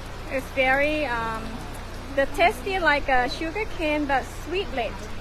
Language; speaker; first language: English; non-native, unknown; Thai